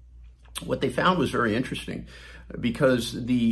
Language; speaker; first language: English; native; English